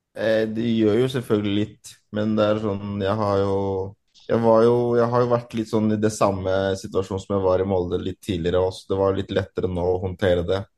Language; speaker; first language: Norwegian; early bilingual, other home language; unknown